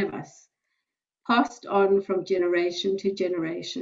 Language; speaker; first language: English; native; English